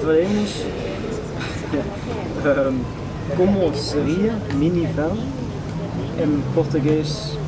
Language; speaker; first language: Portuguese; non-native, learner; Dutch